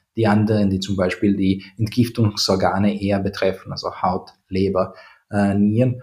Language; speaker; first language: German; non-native, fluent; Croatian